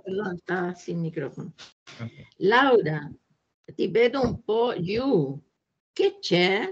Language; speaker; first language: Italian; non-native, learner; Spanish